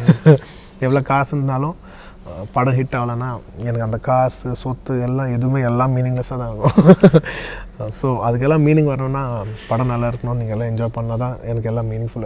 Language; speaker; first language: Tamil; non-native, local second language; Telugu